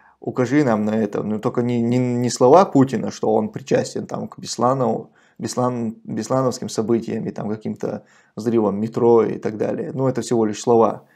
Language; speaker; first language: Russian; non-native, local second language; Chechen